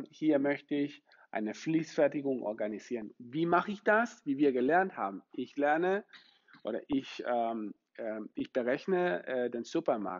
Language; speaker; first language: German; non-native, fluent; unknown